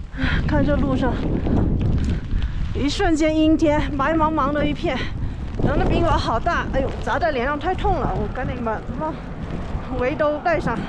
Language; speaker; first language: Chinese; native; Chinese